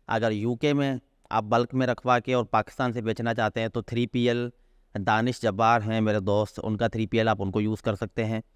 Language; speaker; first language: Urdu; non-native, local second language; Sindhi